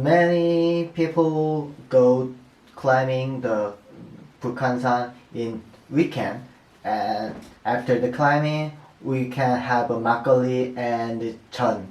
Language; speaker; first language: English; non-native, learner; Korean